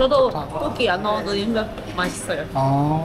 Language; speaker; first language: Korean; non-native, learner; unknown